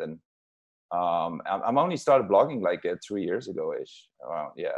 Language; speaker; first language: English; non-native, fluent; Dutch